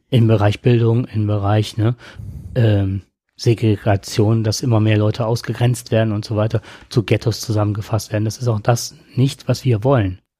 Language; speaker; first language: German; native; German